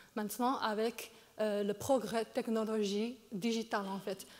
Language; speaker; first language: French; non-native, fluent; Chinese